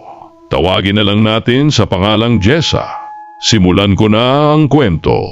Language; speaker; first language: Filipino; native; Filipino